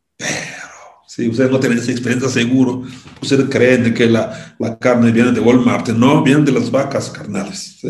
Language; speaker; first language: Spanish; non-native, fluent; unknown